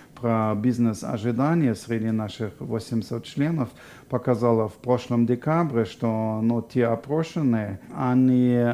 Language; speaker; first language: Russian; non-native, fluent; German